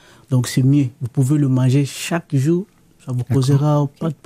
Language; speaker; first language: French; non-native, local second language; Lingala